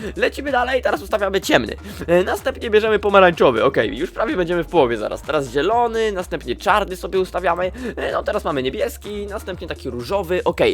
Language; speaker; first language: Polish; native; Polish